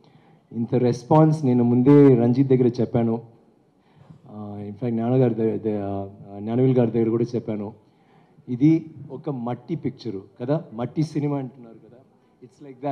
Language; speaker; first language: Telugu; non-native, learner; Tamil